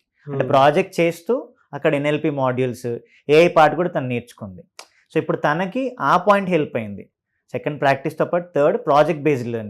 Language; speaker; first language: Telugu; native; Telugu